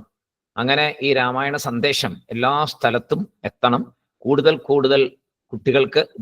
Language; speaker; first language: Malayalam; native; Malayalam